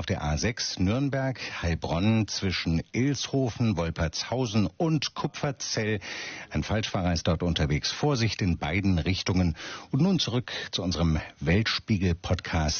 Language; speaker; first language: German; native; German